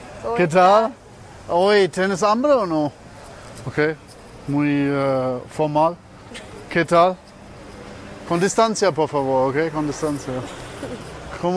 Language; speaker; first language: Spanish; non-native, learner; German